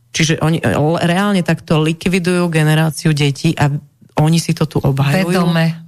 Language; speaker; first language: Slovak; native; Slovak